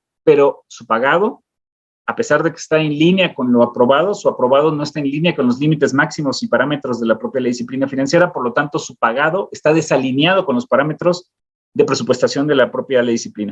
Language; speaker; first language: Spanish; native; Spanish